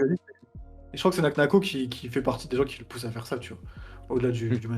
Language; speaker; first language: French; native; French